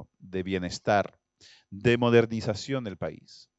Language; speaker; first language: Spanish; non-native, fluent; French